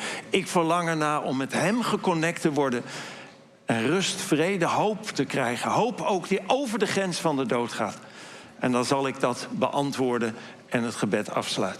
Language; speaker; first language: Dutch; native; Dutch